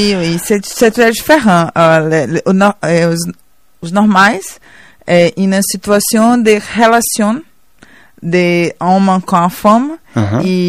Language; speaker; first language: French; non-native, learner; Portuguese